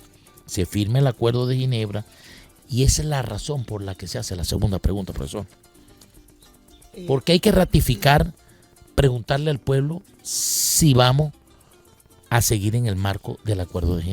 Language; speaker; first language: Spanish; native; Spanish